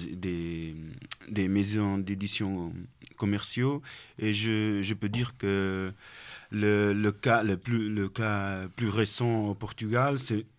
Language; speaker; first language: French; non-native, fluent; Portuguese